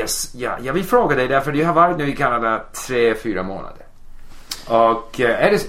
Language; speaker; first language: Swedish; non-native, fluent; English